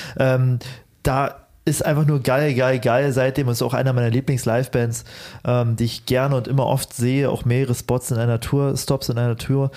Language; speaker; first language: German; early bilingual, other home language; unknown